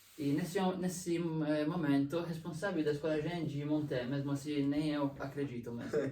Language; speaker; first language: Portuguese; non-native, fluent; Italian